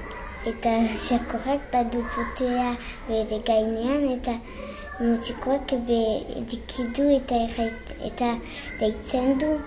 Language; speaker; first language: Basque; non-native, local second language; French